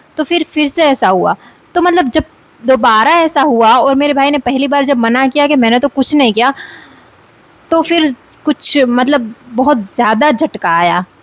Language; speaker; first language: Hindi; non-native, local second language; Gujarati